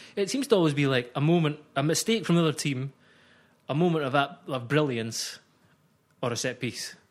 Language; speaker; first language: English; native; English